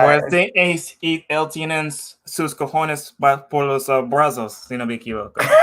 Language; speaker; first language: Spanish; non-native, fluent; English